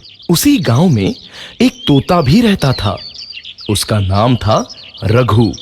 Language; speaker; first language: Hindi; native; Hindi